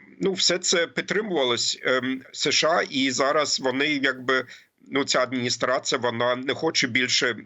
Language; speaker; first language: Ukrainian; non-native, fluent; German